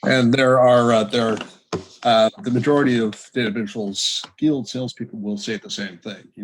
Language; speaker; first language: English; native; English